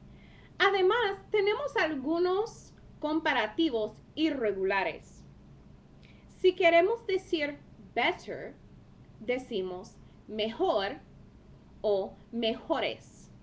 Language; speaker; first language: Spanish; non-native, fluent; English